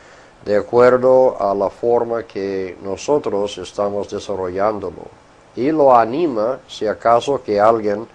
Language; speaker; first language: Spanish; non-native, fluent; English